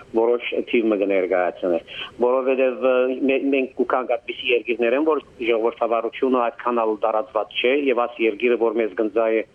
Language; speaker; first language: Armenian; early bilingual, heritage; Armenian